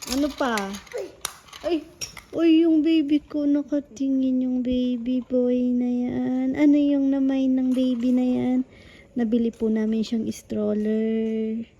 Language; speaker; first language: Filipino; native; Filipino